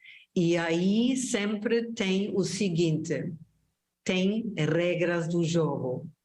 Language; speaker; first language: Portuguese; non-native, fluent; German